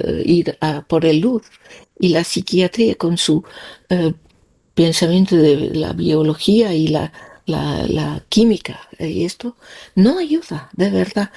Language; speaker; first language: Spanish; non-native, learner; Danish